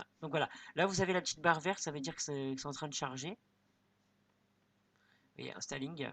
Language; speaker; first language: French; native; French